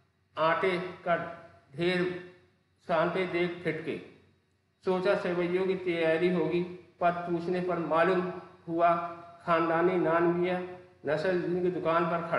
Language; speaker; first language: Hindi; native; Hindi